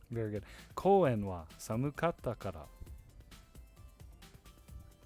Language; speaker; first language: Japanese; non-native, fluent; English